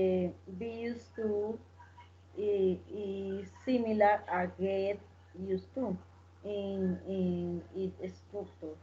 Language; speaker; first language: English; non-native, learner; Spanish